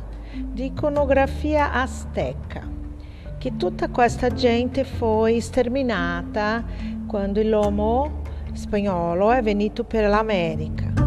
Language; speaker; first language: Italian; non-native, fluent; Portuguese